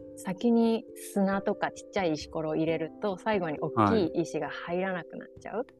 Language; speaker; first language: Japanese; early bilingual, other home language; Chinese